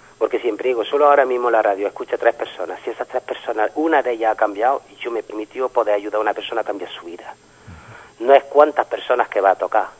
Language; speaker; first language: Spanish; early bilingual, heritage; Spanish